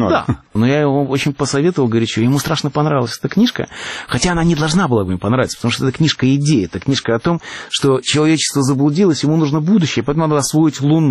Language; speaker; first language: Russian; native; Russian